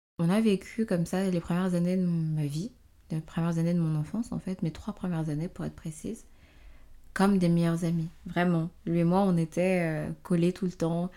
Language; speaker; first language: French; native; French